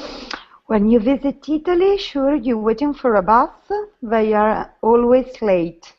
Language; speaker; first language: English; non-native, learner; Italian